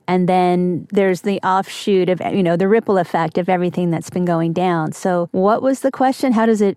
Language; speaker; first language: English; native; English